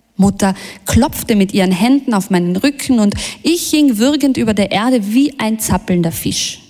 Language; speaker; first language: German; early bilingual, other home language; Bosnian